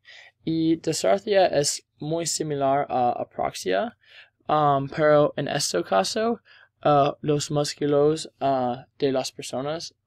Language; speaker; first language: Spanish; non-native, learner; English